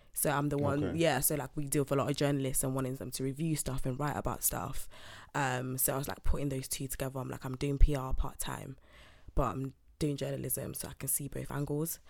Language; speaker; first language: English; native; English